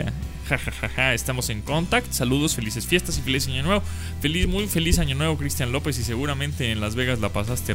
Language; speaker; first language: Spanish; native; Spanish